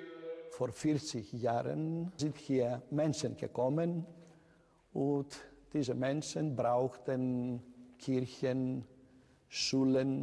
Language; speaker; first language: German; non-native, fluent; Greek